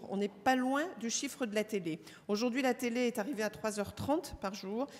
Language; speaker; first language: French; native; French